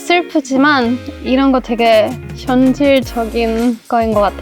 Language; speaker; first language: Korean; non-native, fluent; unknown